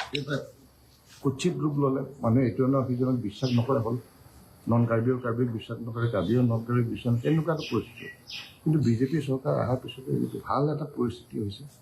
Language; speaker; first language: Assamese; non-native, local second language; Karbi